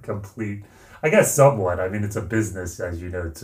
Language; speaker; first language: English; native; English